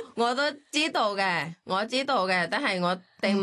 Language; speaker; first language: Cantonese; non-native, learner; Thai